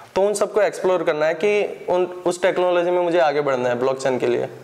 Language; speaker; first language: Hindi; non-native, local second language; Gujarati